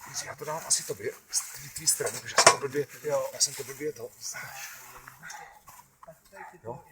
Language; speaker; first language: Czech; native; Czech